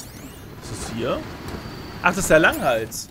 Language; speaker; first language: German; native; German